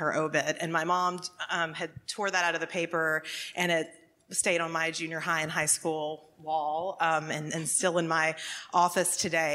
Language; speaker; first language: English; native; English